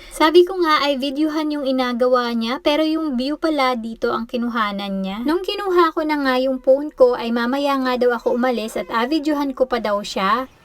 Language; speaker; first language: Filipino; native; Filipino